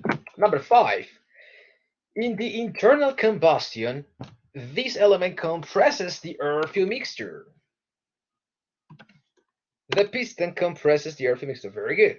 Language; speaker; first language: English; non-native, fluent; Spanish